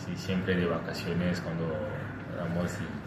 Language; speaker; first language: Spanish; non-native, learner; French